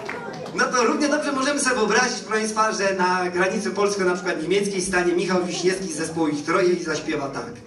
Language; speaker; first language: Polish; native; Polish